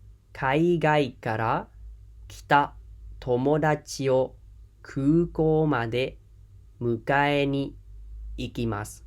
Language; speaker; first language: Japanese; non-native, fluent; Khmer